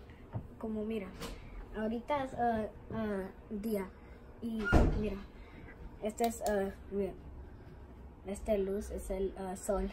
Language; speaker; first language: Spanish; early bilingual, heritage; Spanish